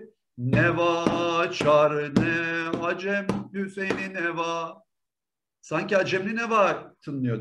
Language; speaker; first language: Turkish; native; Turkish